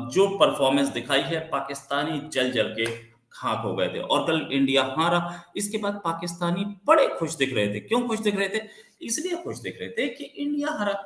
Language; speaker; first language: Hindi; native; Hindi